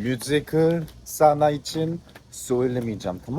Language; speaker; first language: Turkish; non-native, learner; Korean